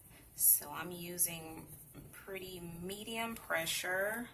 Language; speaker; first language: English; native; English